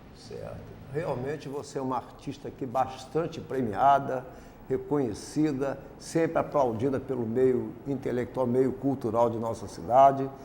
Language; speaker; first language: Portuguese; native; Portuguese